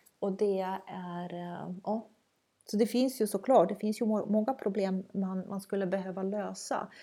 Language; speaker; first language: Swedish; non-native, fluent; Croatian